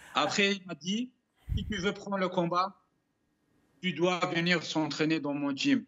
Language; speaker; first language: French; non-native, fluent; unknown